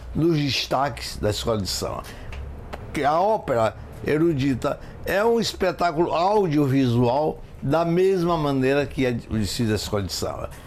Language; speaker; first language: Portuguese; native; Portuguese